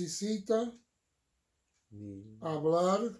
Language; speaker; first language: Spanish; non-native, learner; English